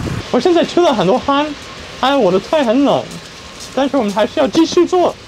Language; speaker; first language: Chinese; non-native, fluent; English